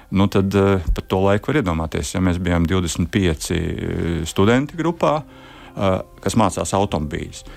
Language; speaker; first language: Latvian; native; Latvian